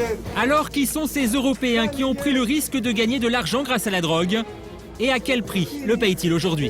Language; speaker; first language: French; native; French